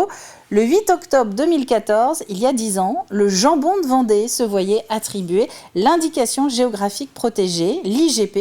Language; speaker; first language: French; native; French